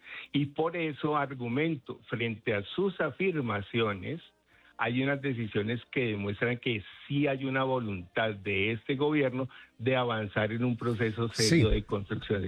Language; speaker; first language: Spanish; native; Spanish